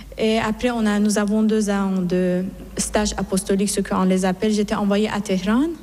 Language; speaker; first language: French; non-native, fluent; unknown